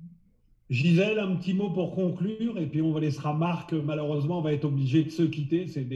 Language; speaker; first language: French; native; French